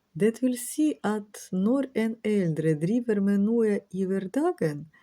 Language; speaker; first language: Norwegian; non-native, learner; Ukrainian